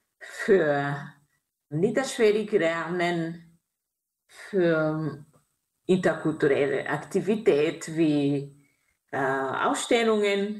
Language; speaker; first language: German; non-native, fluent; Kinyarwanda